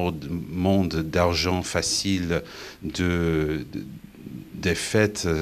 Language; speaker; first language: French; non-native, fluent; English